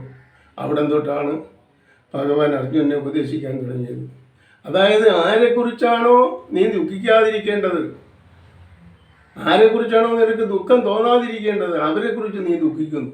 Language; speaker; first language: Malayalam; native; Malayalam